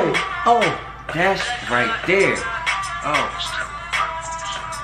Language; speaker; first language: English; native; English